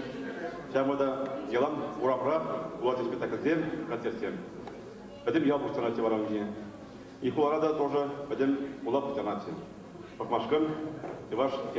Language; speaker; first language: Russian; non-native, local second language; Chuvash